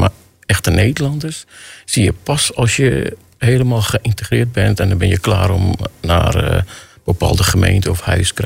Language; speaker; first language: Dutch; non-native, fluent; Armenian